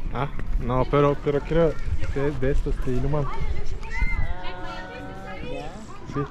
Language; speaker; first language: Spanish; non-native, learner; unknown